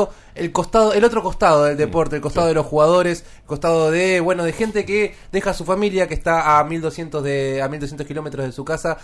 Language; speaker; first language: Spanish; native; Spanish